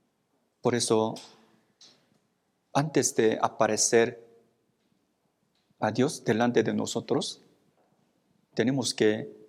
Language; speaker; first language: Spanish; non-native, fluent; Korean